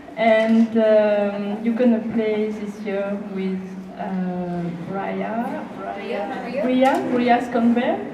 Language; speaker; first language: English; non-native, learner; French